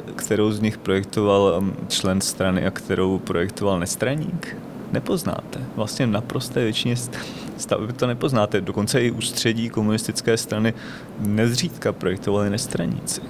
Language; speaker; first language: Czech; native; Czech